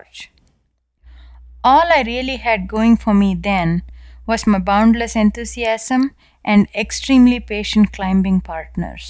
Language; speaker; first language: English; non-native, local second language; Tamil